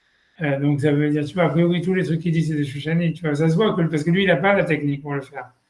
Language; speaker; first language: French; native; French